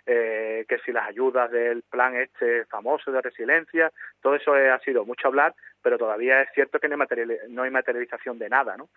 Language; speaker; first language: Spanish; native; Spanish